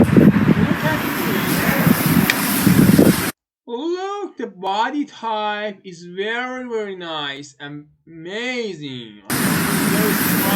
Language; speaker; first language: English; non-native, learner; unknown